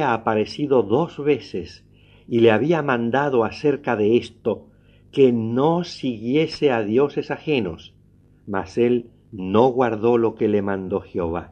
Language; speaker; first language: Spanish; native; Spanish